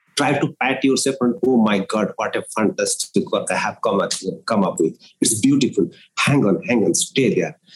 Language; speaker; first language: English; non-native, local second language; Odia